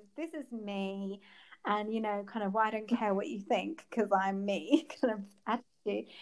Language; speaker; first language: English; native; English